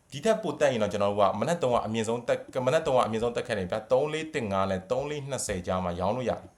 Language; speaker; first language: Burmese; native; Burmese